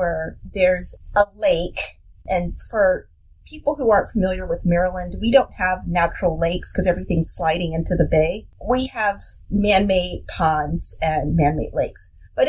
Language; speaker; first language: English; native; English